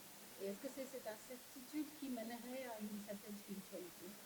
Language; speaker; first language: French; non-native, fluent; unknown